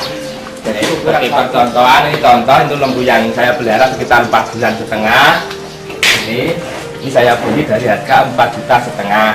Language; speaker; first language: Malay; non-native, local second language; Javanese